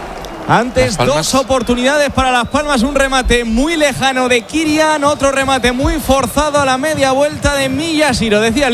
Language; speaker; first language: Spanish; native; Spanish